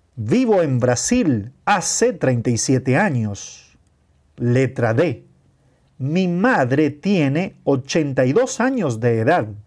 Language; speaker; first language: Spanish; non-native, fluent; Portuguese